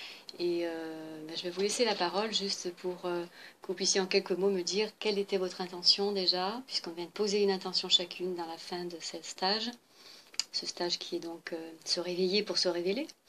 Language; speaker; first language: French; native; French